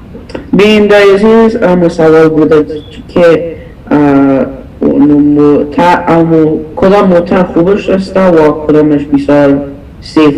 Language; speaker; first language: Persian; early bilingual, heritage; Persian